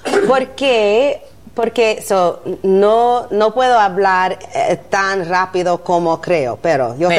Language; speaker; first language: Spanish; non-native, learner; English